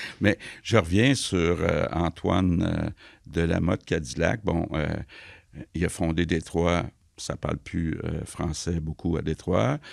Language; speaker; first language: French; native; French